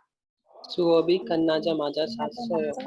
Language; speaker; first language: Korean; non-native, learner; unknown